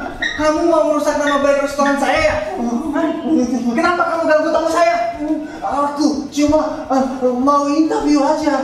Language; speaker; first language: Indonesian; non-native, learner; Japanese